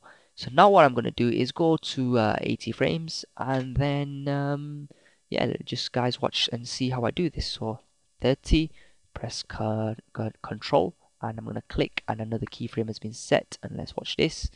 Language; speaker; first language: English; native; English